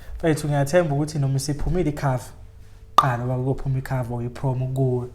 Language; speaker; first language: Zulu; native; Zulu